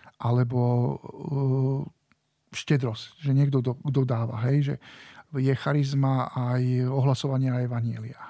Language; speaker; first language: Slovak; native; Slovak